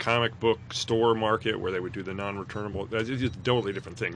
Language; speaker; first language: English; native; English